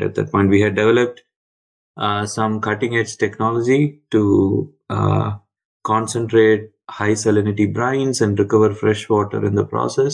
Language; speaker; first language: English; non-native, local second language; Tamil